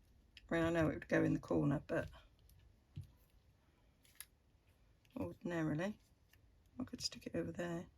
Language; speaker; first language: English; native; English